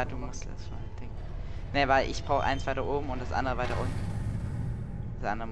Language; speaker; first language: German; native; German